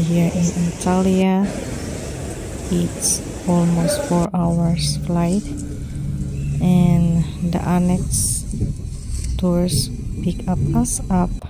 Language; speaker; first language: English; non-native, local second language; Filipino